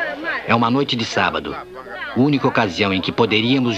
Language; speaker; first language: Portuguese; native; Portuguese